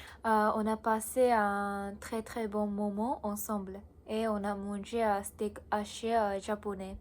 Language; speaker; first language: French; non-native, learner; Japanese